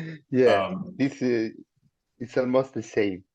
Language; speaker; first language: English; non-native, learner; Italian